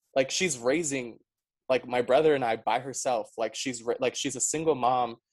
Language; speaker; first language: English; early bilingual, other home language; Spanish